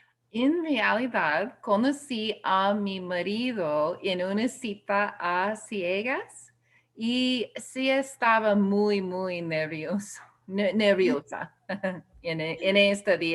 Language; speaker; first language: Spanish; non-native, learner; English